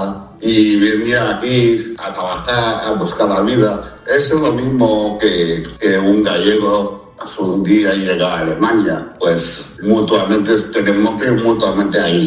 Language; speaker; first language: Spanish; non-native, fluent; Chinese